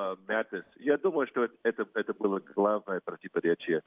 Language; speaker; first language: Russian; non-native, fluent; English